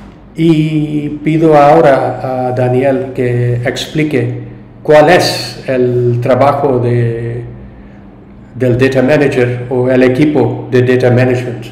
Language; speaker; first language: Spanish; non-native, learner; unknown